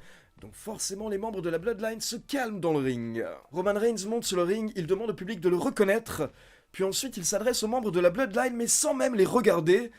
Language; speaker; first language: French; native; French